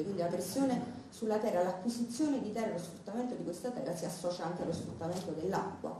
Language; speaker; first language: Italian; native; Italian